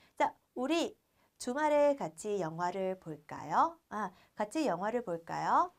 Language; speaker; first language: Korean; non-native, fluent; Vietnamese